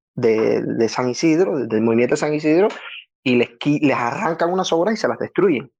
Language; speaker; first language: Spanish; native; Spanish